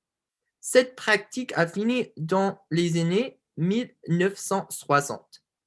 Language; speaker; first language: French; non-native, learner; English